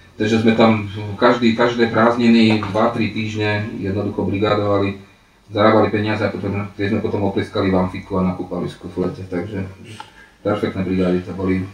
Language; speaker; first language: Slovak; non-native, local second language; Hungarian